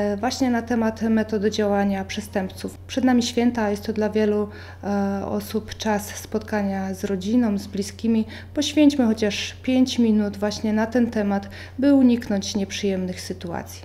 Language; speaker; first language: Polish; native; Polish